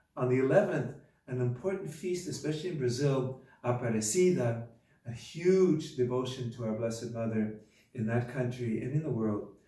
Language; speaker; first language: English; native; English